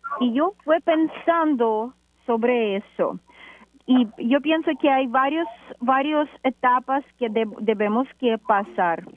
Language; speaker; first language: Spanish; non-native, fluent; Ukrainian